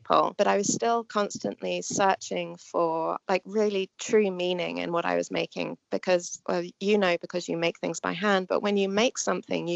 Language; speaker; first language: English; native; English